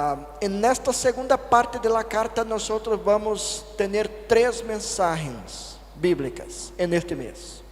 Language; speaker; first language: Spanish; non-native, fluent; Portuguese